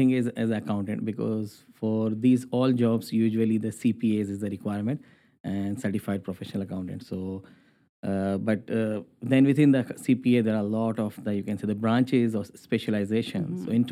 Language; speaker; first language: English; non-native, local second language; Urdu